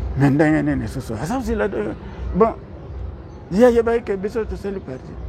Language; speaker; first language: Lingala; non-native, local second language; Kongo